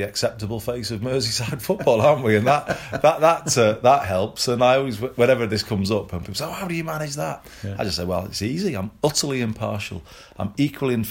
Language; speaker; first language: English; native; English